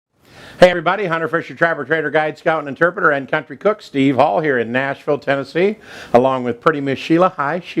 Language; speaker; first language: English; native; English